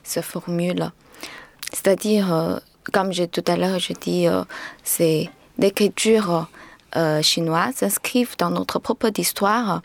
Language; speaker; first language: French; non-native, learner; Chinese